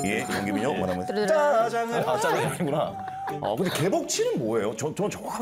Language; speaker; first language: Korean; native; Korean